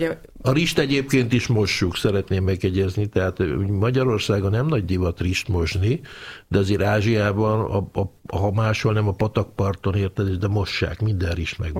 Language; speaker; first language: Hungarian; native; Hungarian